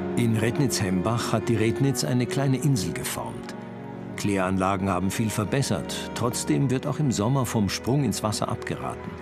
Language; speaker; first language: German; native; German